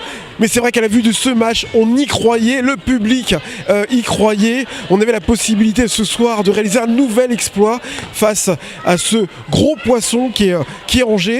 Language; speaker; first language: French; native; French